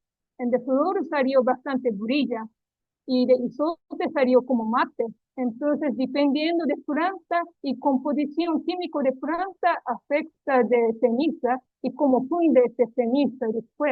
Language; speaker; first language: Spanish; non-native, learner; Japanese